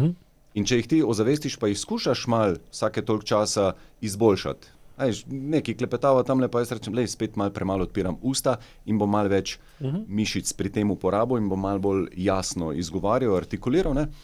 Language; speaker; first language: Slovenian; native; Slovenian